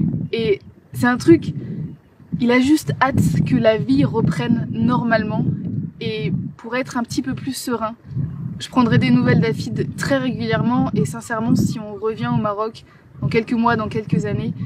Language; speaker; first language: French; native; French